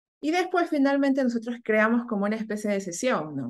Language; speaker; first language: Spanish; native; Spanish